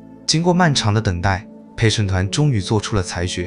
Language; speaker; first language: Chinese; native; Chinese